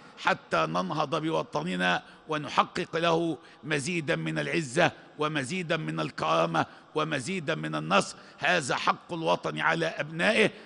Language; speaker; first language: Arabic; native; Arabic